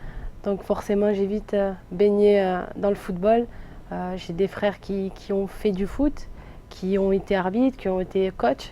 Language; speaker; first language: French; native; French